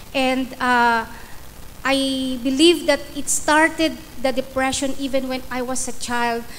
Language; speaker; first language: English; non-native, local second language; Iloko